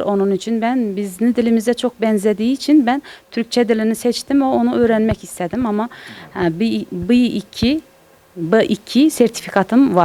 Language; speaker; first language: Turkish; non-native, learner; Uzbek